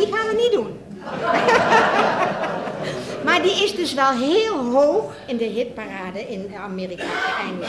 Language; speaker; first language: Dutch; native; Dutch